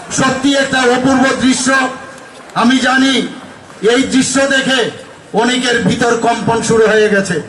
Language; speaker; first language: Bangla; native; Bangla